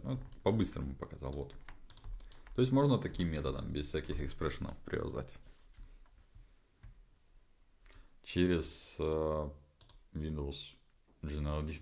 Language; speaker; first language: Russian; native; Russian